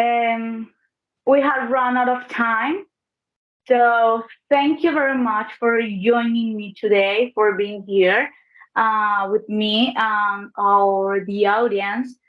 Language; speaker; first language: English; non-native, learner; Spanish